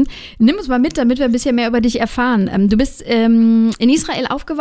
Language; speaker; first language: German; native; German